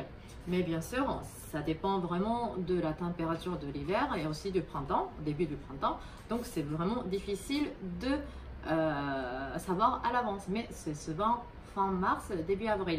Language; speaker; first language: French; non-native, fluent; Japanese